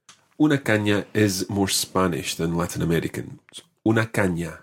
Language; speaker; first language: Spanish; non-native, fluent; English